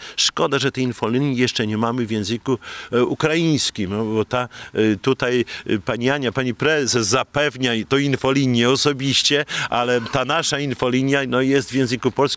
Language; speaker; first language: Polish; native; Polish